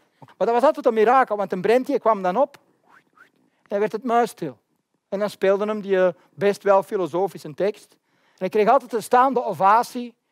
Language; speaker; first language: Dutch; native; Dutch